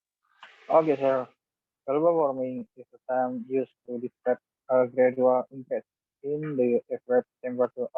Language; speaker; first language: English; non-native, local second language; Indonesian